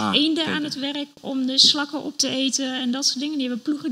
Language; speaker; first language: Dutch; native; Dutch